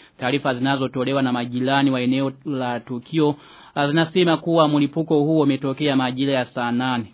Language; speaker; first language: Swahili; non-native, local second language; Rundi